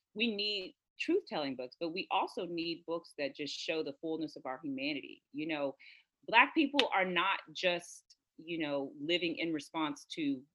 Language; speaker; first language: English; native; English